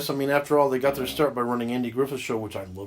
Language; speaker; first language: English; native; English